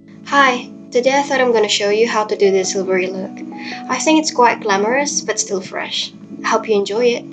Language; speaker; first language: English; non-native, fluent; Indonesian